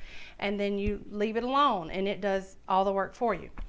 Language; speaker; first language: English; native; English